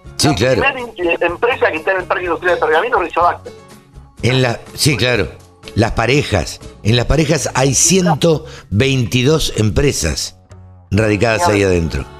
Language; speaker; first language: Spanish; native; Spanish